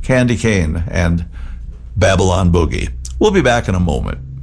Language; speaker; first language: English; native; English